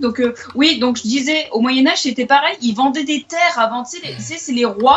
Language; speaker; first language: French; native; French